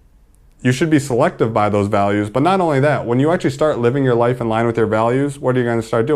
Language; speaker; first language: English; native; English